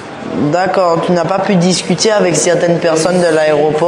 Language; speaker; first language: French; native; French